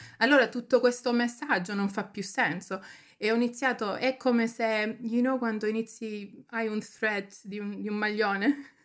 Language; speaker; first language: Italian; early bilingual, heritage; Italian